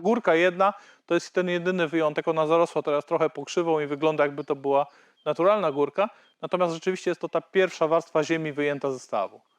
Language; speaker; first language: Polish; native; Polish